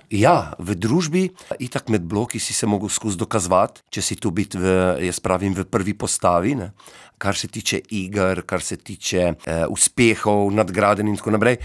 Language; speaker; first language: Slovenian; native; Slovenian